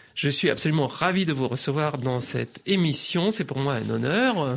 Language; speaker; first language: French; native; French